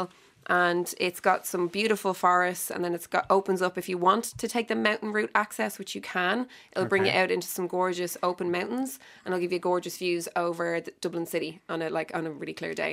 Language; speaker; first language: English; native; English